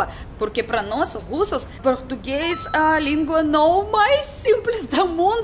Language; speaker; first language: Portuguese; non-native, learner; Russian